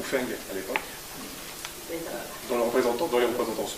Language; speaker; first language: French; native; French